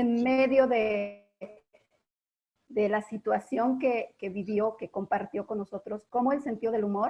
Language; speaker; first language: Spanish; native; Spanish